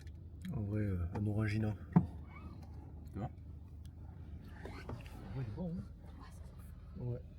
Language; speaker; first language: French; native; French